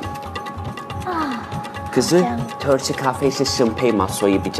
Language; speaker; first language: Chinese; non-native, fluent; Turkish